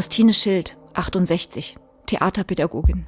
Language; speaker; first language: German; early bilingual, other home language; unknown